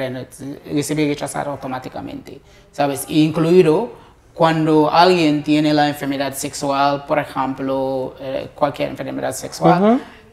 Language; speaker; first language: Spanish; non-native, learner; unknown